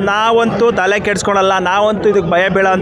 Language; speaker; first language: Kannada; native; Kannada